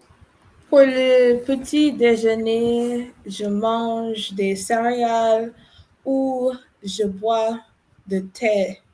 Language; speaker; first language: French; non-native, learner; English